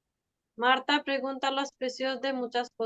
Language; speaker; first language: Spanish; non-native, fluent; Bangla